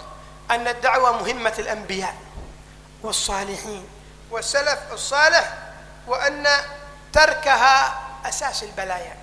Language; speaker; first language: Arabic; native; Arabic